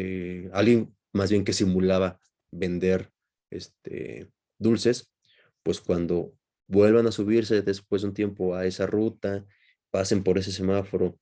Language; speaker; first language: Spanish; native; Spanish